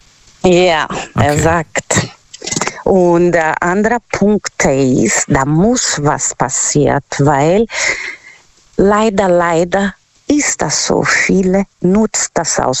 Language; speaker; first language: German; non-native, learner; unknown